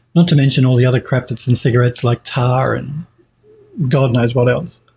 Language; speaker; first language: English; native; English